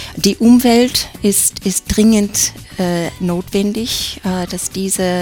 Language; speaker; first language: German; non-native, fluent; English